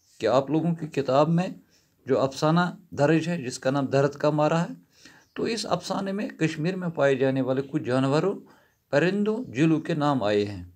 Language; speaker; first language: Urdu; non-native, local second language; Kashmiri